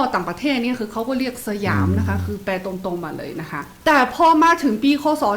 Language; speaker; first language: Thai; non-native, fluent; Chinese